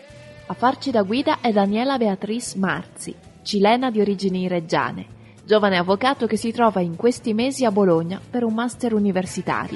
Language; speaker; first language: Italian; native; Italian